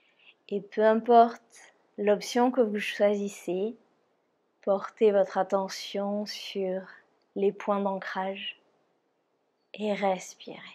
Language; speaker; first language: French; native; French